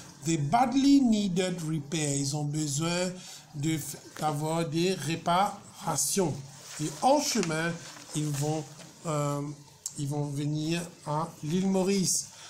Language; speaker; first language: French; non-native, local second language; Morisyen